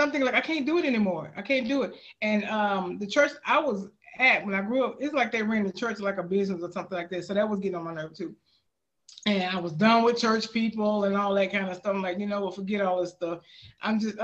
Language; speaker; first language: English; native; English